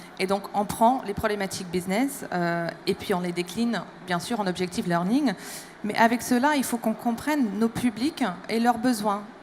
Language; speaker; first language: French; non-native, fluent; English